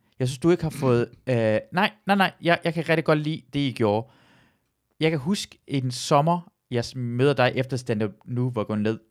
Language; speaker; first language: Danish; early bilingual, other home language; Persian